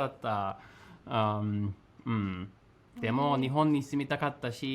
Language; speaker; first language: Japanese; non-native, fluent; English